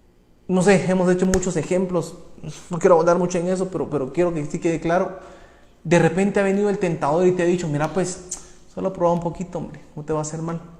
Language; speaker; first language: Spanish; native; Spanish